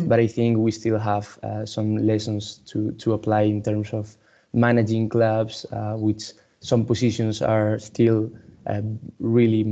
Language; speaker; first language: English; non-native, fluent; Spanish